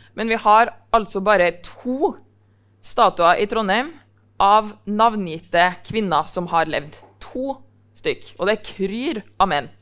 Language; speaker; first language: Norwegian; native; Norwegian